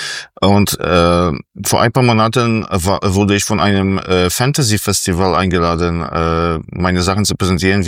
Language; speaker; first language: German; non-native, fluent; Polish